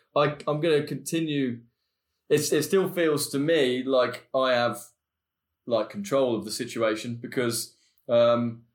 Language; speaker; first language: English; native; English